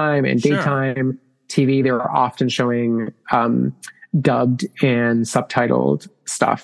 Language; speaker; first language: English; non-native, fluent; Spanish